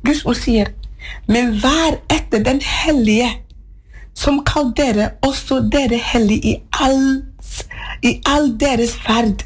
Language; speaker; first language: Norwegian; non-native, fluent; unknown